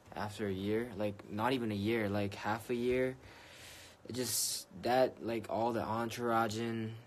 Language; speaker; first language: English; early bilingual, other home language; Korean